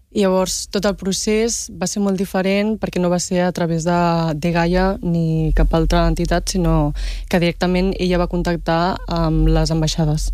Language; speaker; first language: Catalan; native; Catalan